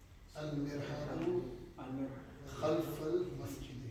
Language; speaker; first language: Arabic; non-native, learner; Urdu